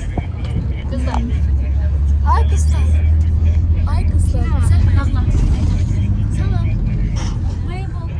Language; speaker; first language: Turkish; non-native, learner; Azerbaijani